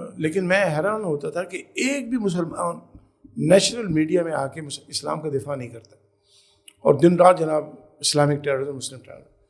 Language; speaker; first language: Urdu; native; Urdu